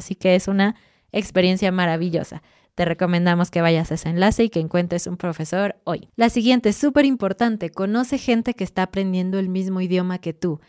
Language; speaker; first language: Spanish; native; Spanish